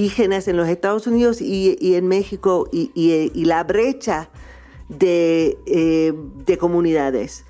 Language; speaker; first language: Spanish; non-native, fluent; English